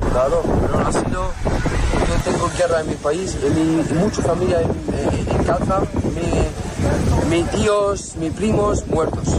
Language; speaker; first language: Spanish; non-native, learner; Arabic